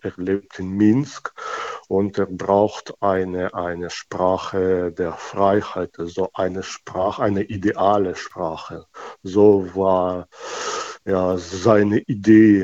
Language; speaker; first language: German; non-native, fluent; Russian